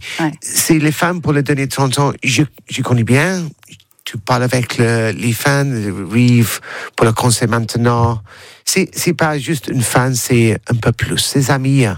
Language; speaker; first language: French; non-native, learner; English